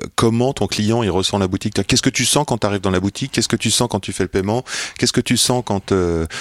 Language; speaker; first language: French; native; French